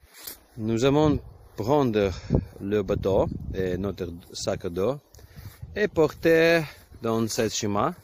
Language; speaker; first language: French; non-native, learner; Ukrainian